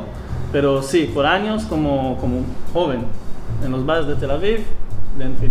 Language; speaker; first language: Spanish; non-native, fluent; Hebrew